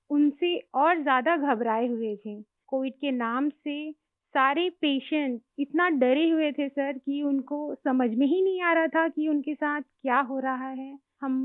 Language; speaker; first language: Hindi; native; Hindi